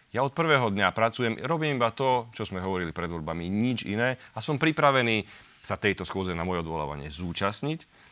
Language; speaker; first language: Slovak; native; Slovak